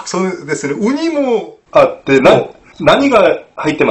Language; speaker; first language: Japanese; non-native, fluent; Korean